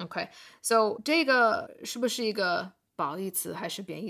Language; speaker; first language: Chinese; non-native, learner; English